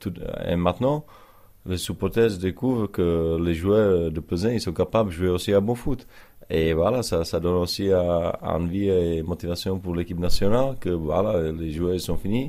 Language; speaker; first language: French; non-native, learner; Czech